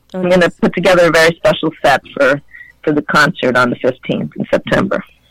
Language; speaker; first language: English; early bilingual, other home language; Spanish